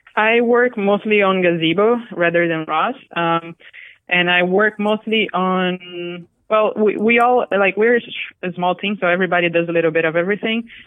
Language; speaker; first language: English; non-native, fluent; Portuguese